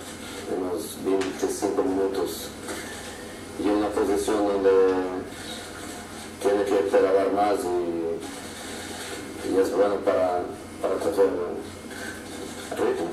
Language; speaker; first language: Spanish; non-native, fluent; Portuguese